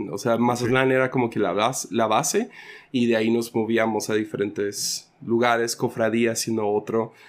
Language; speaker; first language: Spanish; early bilingual, other home language; English